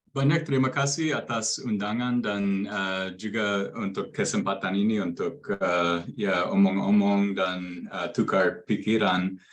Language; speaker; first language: Indonesian; non-native, fluent; English